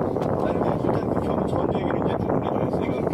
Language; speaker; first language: Korean; native; Korean